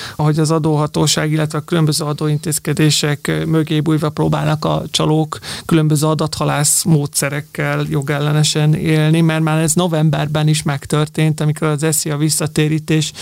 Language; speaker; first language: Hungarian; native; Hungarian